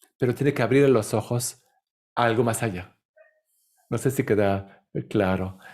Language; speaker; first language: Spanish; non-native, fluent; Italian